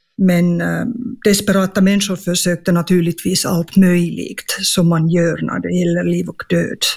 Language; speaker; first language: Swedish; non-native, local second language; Finnish